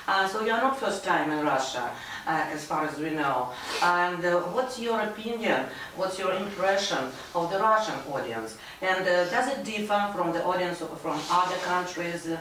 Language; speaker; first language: English; non-native, fluent; Russian